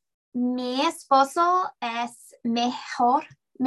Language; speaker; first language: Spanish; non-native, learner; English